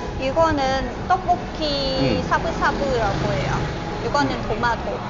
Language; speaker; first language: Korean; non-native, learner; Vietnamese